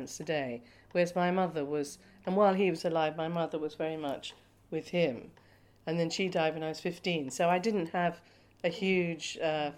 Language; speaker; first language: English; native; English